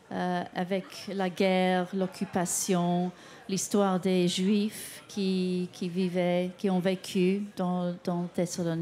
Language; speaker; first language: French; non-native, fluent; English